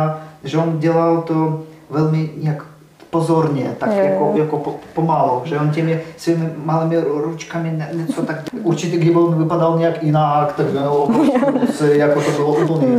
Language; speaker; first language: Czech; non-native, learner; Russian